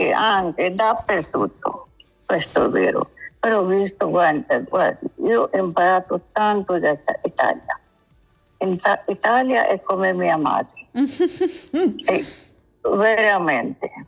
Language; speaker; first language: Italian; non-native, learner; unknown